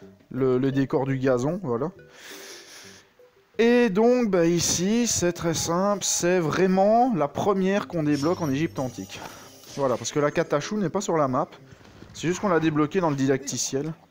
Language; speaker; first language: French; native; French